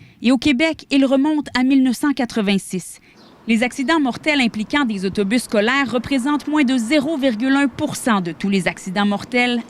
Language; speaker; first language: French; native; French